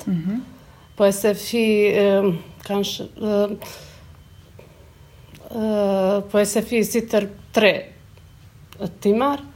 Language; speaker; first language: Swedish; non-native, learner; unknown